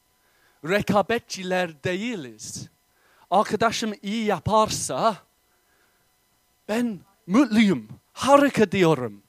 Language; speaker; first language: Turkish; non-native, fluent; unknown